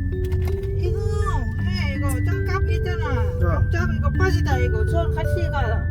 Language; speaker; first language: Korean; non-native, learner; Lao